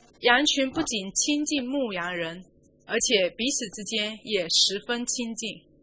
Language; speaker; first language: Chinese; native; Chinese